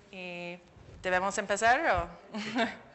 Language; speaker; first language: Spanish; non-native, fluent; English